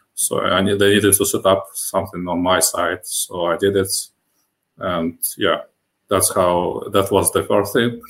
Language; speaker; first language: English; non-native, fluent; Russian